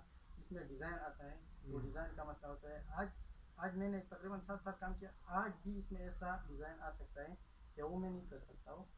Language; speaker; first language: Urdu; non-native, local second language; Pashto